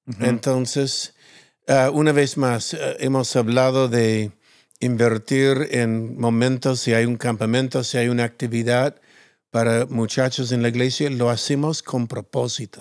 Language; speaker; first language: Spanish; non-native, fluent; English